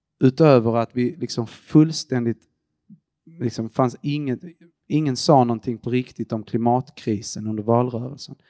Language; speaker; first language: Swedish; early bilingual, other home language; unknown